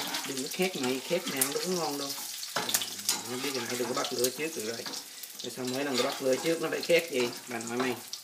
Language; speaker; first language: Vietnamese; early bilingual, heritage; Vietnamese